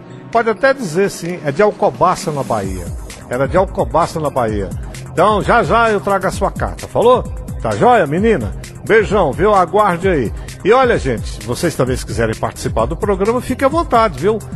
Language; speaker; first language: Portuguese; native; Portuguese